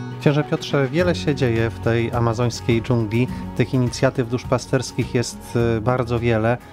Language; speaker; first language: Polish; native; Polish